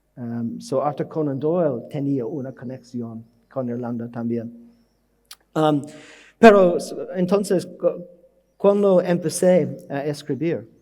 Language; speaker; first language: Spanish; non-native, learner; English